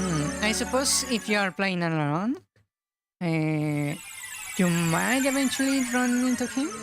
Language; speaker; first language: English; non-native, fluent; Spanish